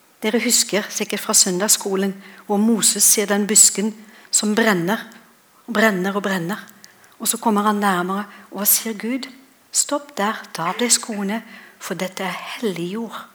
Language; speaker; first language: Norwegian; non-native, fluent; English